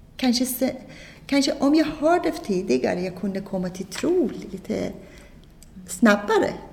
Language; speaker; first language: Swedish; non-native, fluent; Persian